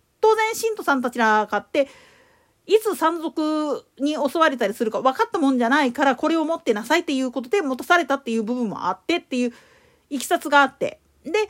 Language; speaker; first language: Japanese; native; Japanese